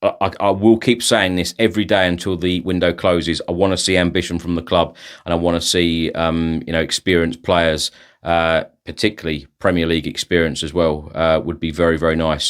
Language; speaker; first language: English; native; English